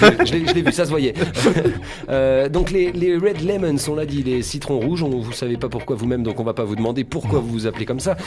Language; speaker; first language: French; native; French